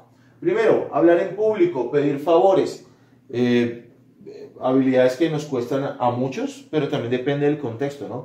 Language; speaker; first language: Spanish; native; Spanish